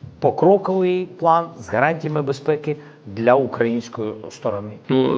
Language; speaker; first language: Ukrainian; non-native, local second language; Russian